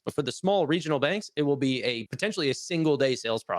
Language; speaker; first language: English; native; English